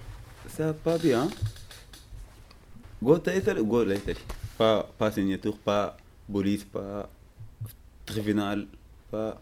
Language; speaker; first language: French; non-native, learner; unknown